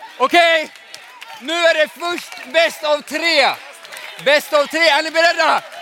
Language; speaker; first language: Swedish; early bilingual, other home language; Finnish